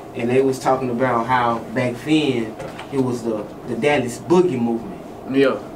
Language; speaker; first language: English; native; English